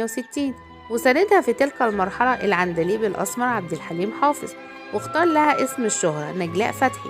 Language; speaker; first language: Arabic; native; Arabic